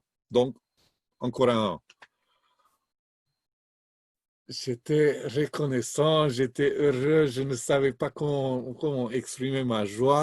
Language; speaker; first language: French; non-native, fluent; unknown